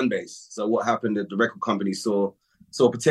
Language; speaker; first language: English; native; English